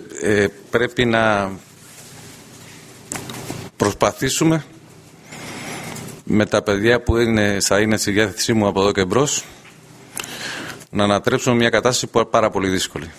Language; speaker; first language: Greek; non-native, fluent; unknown